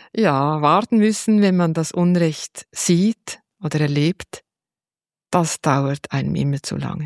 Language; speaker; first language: German; native; German